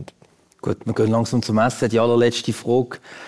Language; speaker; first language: German; native; German